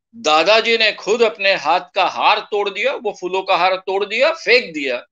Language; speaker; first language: Hindi; non-native, local second language; Marathi